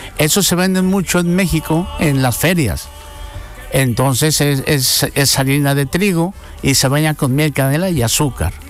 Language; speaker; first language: Spanish; native; Spanish